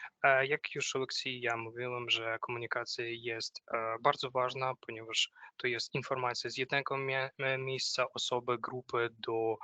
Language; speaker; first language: Polish; non-native, fluent; Ukrainian